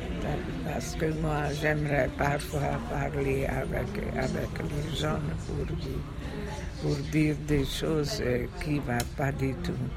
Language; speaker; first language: French; non-native, fluent; Hungarian